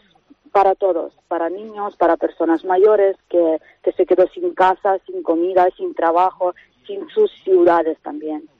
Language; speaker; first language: Spanish; non-native, fluent; Ukrainian